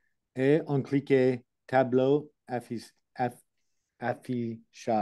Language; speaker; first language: French; non-native, learner; English